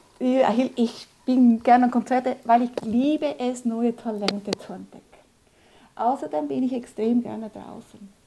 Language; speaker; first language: German; early bilingual, other home language; Spanish